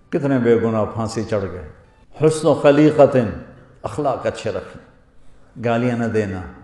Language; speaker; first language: Urdu; non-native, local second language; Punjabi